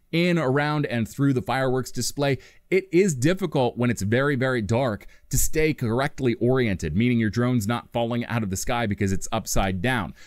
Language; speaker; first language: English; native; English